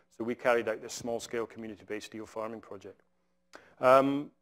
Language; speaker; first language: English; native; English